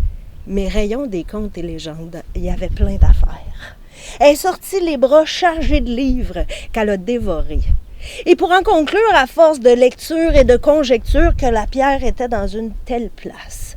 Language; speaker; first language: French; native; French